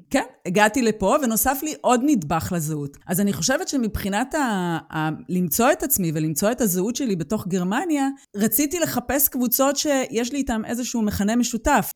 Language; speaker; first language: Hebrew; native; Hebrew